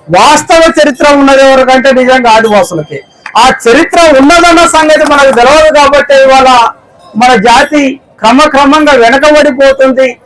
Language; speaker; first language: Telugu; non-native, local second language; Koya